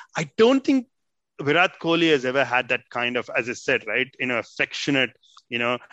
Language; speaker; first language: English; non-native, local second language; Tamil